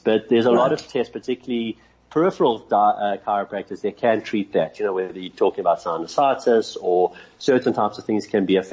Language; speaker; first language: English; native; English